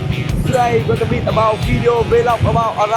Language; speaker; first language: English; non-native, learner; Vietnamese